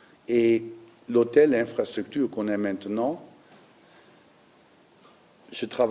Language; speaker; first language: French; non-native, learner; Dutch